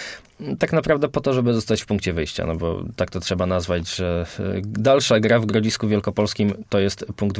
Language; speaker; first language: Polish; native; Polish